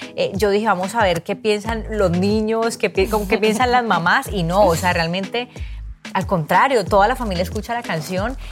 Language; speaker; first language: Spanish; native; Spanish